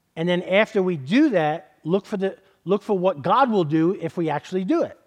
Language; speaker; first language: English; native; English